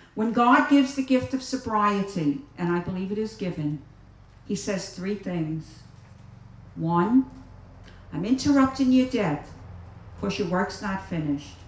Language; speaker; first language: English; native; English